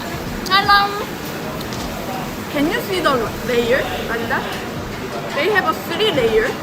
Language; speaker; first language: English; non-native, learner; Japanese